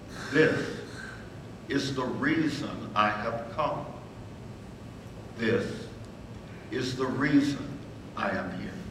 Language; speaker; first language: English; native; English